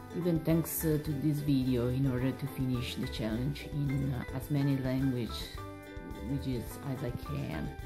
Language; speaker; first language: English; non-native, learner; Italian